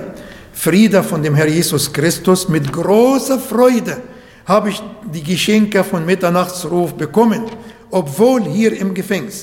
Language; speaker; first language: German; non-native, learner; Arabic